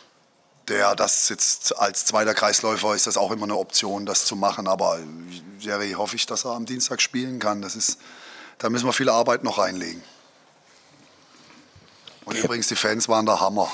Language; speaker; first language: German; native; German